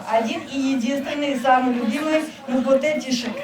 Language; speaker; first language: Russian; native; Russian